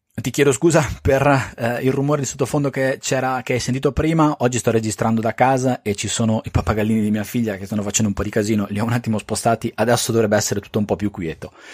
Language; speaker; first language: Italian; native; Italian